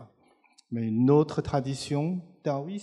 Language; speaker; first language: French; non-native, fluent; Chinese